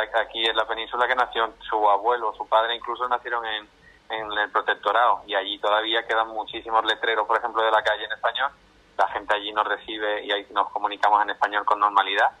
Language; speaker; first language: Spanish; native; Spanish